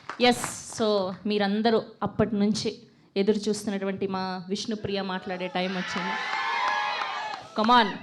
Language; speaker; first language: Telugu; native; Telugu